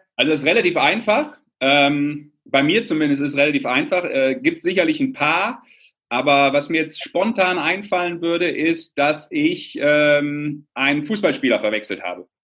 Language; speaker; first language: German; non-native, fluent; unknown